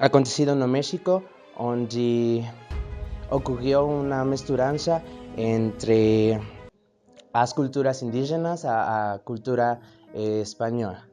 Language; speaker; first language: Portuguese; non-native, learner; Spanish